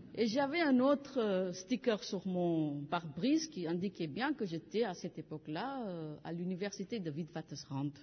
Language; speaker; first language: French; non-native, fluent; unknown